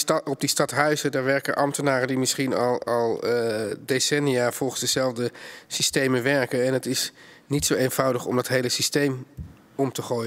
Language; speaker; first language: Dutch; native; Dutch